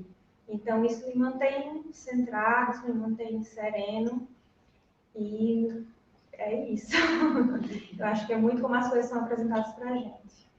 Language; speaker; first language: Portuguese; native; Portuguese